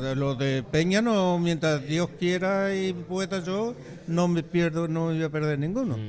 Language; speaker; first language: Spanish; native; Spanish